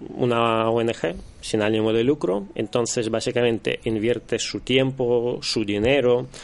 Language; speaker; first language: Spanish; non-native, fluent; Russian